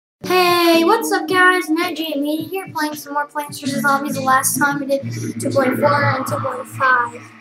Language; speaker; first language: English; native; English